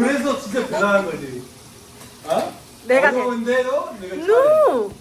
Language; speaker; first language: Korean; non-native, learner; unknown